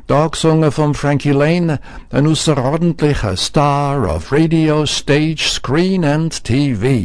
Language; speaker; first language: German; native; German